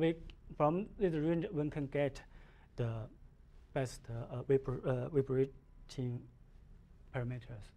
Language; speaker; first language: English; non-native, learner; Chinese